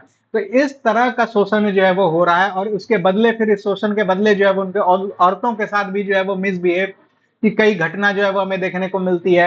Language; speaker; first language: Hindi; native; Hindi